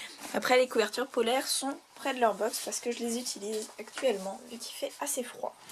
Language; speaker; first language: French; native; French